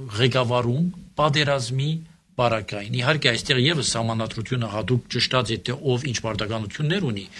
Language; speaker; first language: Armenian; early bilingual, heritage; Armenian